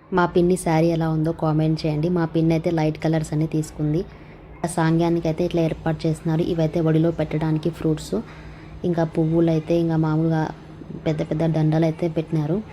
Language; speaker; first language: Telugu; non-native, local second language; Urdu